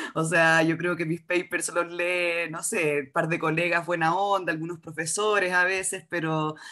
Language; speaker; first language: Spanish; native; Spanish